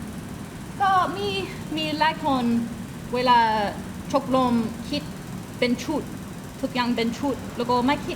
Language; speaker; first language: Thai; non-native, learner; English